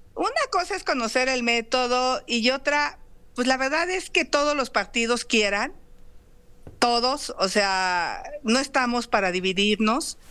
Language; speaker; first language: Spanish; native; Spanish